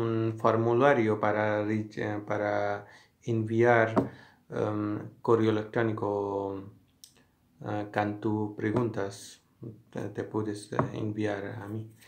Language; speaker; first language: Spanish; non-native, learner; Hindi